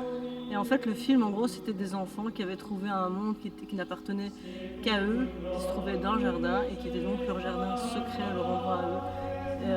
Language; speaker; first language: French; native; French